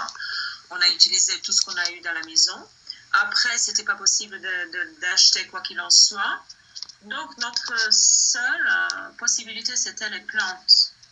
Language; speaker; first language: French; non-native, fluent; Bosnian